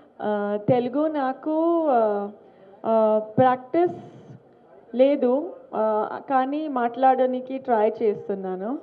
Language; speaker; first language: Telugu; non-native, learner; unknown